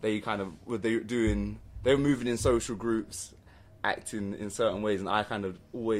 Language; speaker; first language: English; native; English